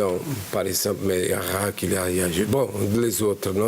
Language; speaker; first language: French; non-native, fluent; Portuguese